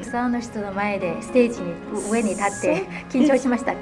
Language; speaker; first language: Japanese; non-native, fluent; Chinese